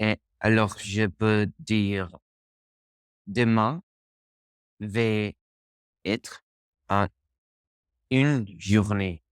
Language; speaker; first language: French; non-native, learner; Spanish